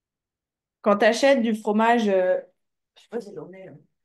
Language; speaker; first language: French; native; French